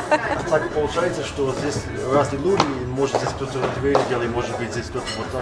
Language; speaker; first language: Russian; non-native, learner; English